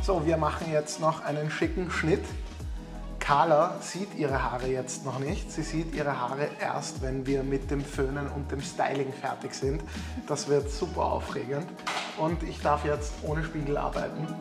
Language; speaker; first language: German; native; German